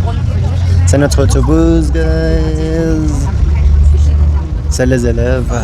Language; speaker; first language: French; non-native, learner; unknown